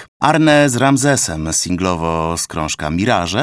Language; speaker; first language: Polish; native; Polish